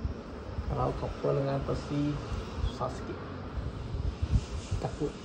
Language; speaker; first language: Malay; non-native, local second language; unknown